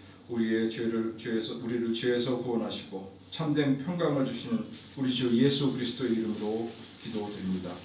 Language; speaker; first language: Korean; native; Korean